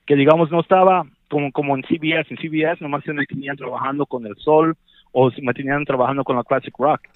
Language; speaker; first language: Spanish; early bilingual, heritage; Spanish